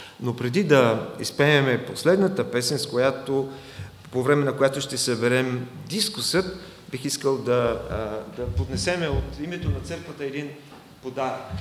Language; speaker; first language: Bulgarian; non-native, fluent; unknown